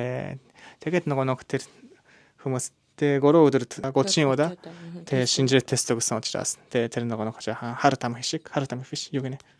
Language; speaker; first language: Mongolian; non-native, learner; Japanese